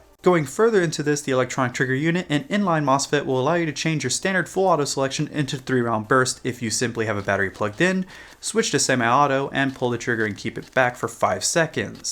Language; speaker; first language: English; native; English